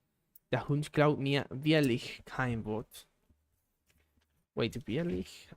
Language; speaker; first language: German; non-native, learner; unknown